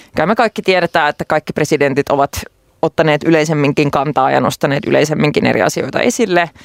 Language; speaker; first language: Finnish; non-native, local second language; Swedish